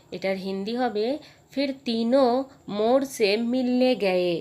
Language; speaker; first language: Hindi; non-native, local second language; Bangla